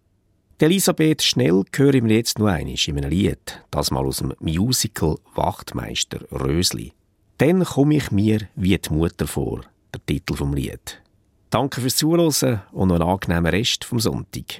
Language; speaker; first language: German; native; German